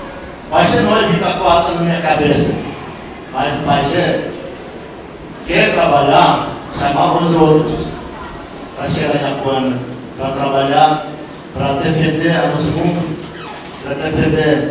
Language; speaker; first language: Portuguese; non-native, local second language; Yanomámi